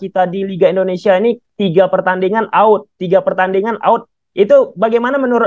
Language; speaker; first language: Indonesian; native; Indonesian